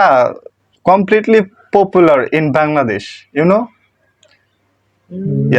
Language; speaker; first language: English; non-native, learner; Bangla